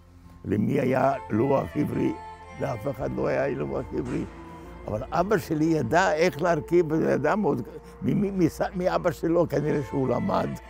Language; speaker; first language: Hebrew; non-native, fluent; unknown